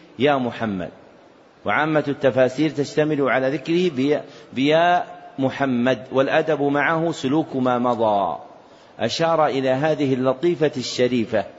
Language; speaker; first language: Arabic; native; Arabic